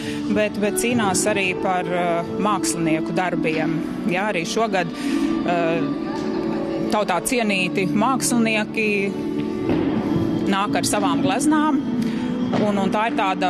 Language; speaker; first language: Latvian; native; Latvian